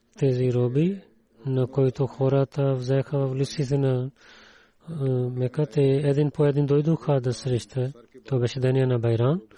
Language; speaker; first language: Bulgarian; non-native, learner; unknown